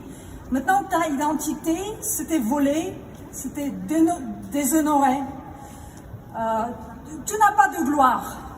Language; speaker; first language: French; non-native, fluent; Russian